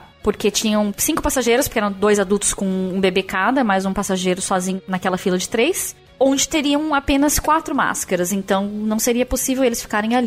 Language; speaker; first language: Portuguese; native; Portuguese